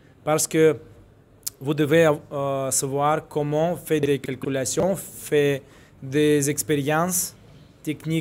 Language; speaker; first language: French; non-native, fluent; Russian